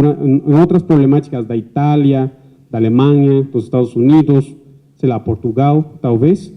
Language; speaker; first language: Portuguese; non-native, fluent; Spanish